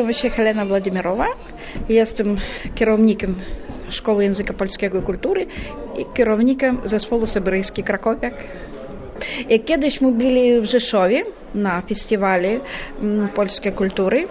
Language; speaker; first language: Polish; non-native, learner; Russian